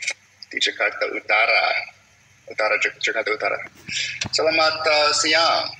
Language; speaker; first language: Indonesian; non-native, learner; English